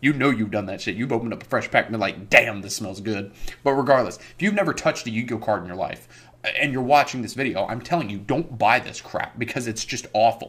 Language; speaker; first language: English; native; English